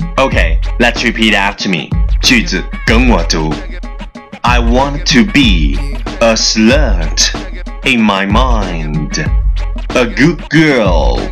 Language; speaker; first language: English; non-native, fluent; Chinese